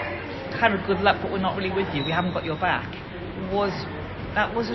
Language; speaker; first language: English; native; English